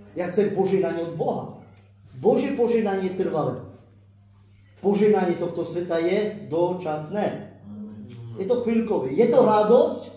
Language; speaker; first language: Slovak; non-native, local second language; Romany